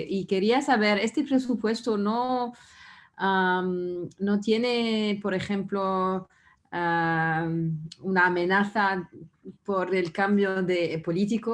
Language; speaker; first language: Spanish; non-native, fluent; French